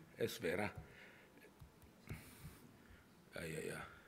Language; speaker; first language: Spanish; non-native, learner; Italian